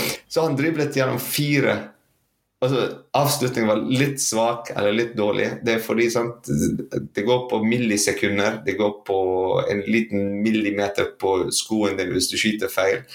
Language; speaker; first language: Norwegian; non-native, fluent; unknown